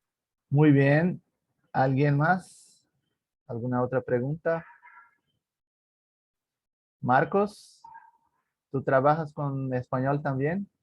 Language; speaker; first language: Spanish; non-native, fluent; Portuguese